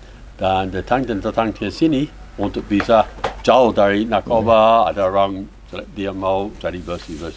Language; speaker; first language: Indonesian; non-native, learner; English